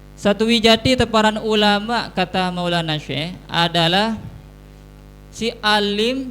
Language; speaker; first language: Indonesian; non-native, local second language; Sasak